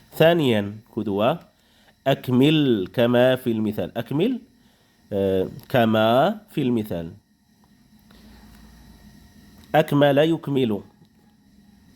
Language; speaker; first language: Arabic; non-native, fluent; Indonesian